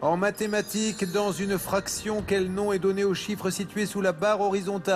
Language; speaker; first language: French; native; French